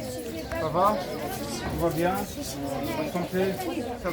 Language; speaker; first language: French; non-native, local second language; Arabic